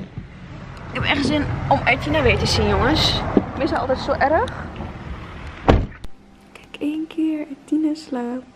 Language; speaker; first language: Dutch; native; Dutch